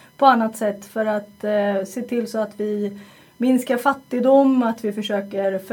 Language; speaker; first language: Swedish; native; Swedish